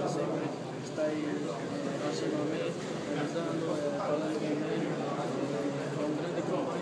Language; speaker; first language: Italian; non-native, learner; Portuguese